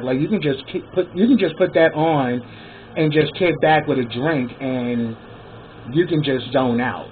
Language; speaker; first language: English; native; English